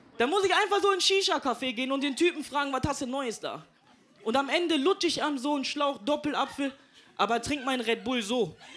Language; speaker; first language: German; native; German